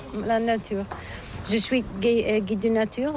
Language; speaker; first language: French; non-native, learner; Bulgarian